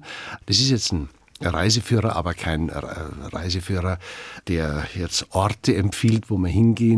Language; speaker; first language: German; native; German